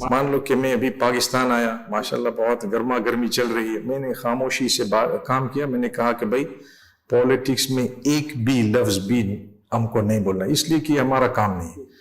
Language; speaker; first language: Urdu; non-native, fluent; English